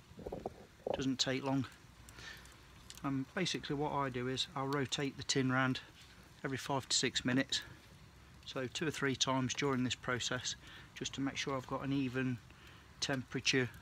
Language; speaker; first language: English; native; English